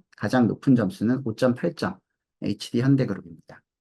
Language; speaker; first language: Korean; native; Korean